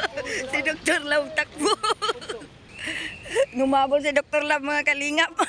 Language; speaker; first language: Filipino; non-native, local second language; Cebuano